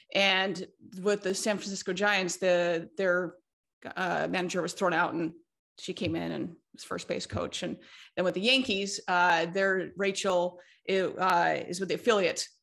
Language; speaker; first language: English; native; English